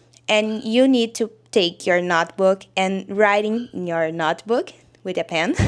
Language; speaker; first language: English; non-native, learner; Portuguese